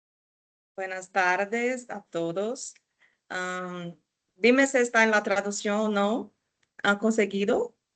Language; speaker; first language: Spanish; non-native, fluent; Portuguese